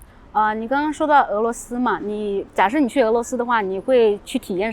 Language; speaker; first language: Chinese; native; Chinese